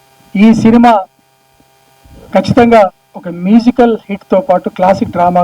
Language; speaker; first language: Telugu; native; Telugu